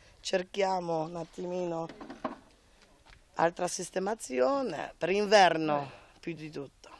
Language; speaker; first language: Italian; non-native, learner; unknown